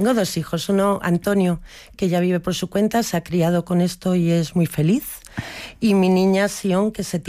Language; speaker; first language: Spanish; native; Spanish